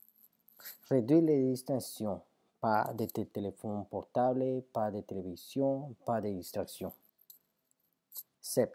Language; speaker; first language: French; non-native, fluent; Spanish